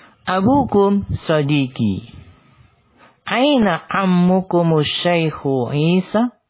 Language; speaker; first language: Arabic; non-native, fluent; Indonesian